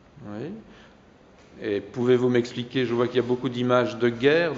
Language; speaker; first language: French; native; French